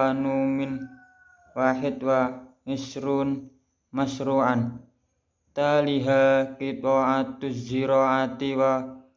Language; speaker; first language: Arabic; non-native, learner; Indonesian